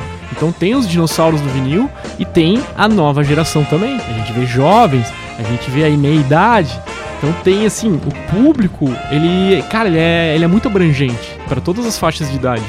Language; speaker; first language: Portuguese; native; Portuguese